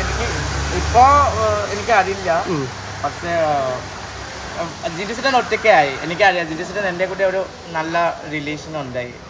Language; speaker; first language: Malayalam; non-native, learner; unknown